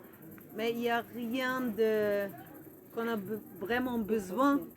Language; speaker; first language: French; non-native, fluent; German